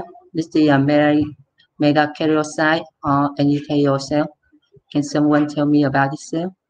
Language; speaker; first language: English; non-native, fluent; Vietnamese